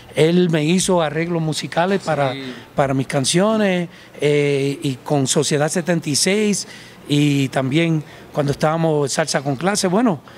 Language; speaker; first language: Spanish; early bilingual, heritage; Spanish